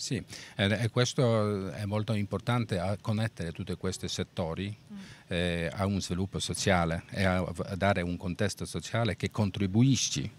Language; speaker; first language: Italian; non-native, learner; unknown